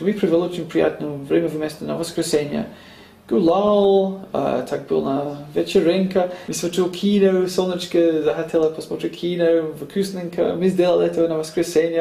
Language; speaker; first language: Russian; non-native, learner; English